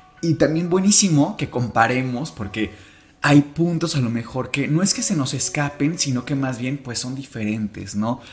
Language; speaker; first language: Spanish; native; Spanish